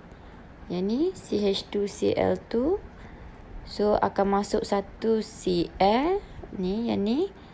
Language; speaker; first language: Malay; native; Malay